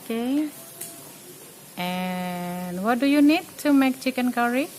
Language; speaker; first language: English; non-native, learner; Indonesian